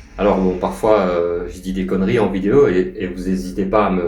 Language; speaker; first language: French; native; French